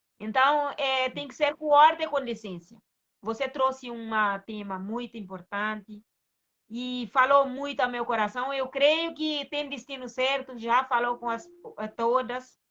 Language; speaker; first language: Portuguese; non-native, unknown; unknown